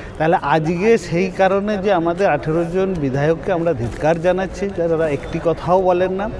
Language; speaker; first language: Bangla; non-native, local second language; Santali